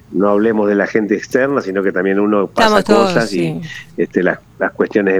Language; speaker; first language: Spanish; native; Spanish